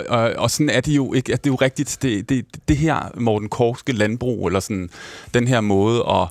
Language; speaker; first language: Danish; native; Danish